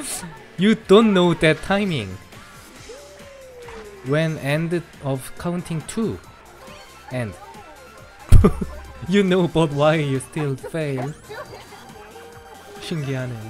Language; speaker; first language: English; non-native, learner; Korean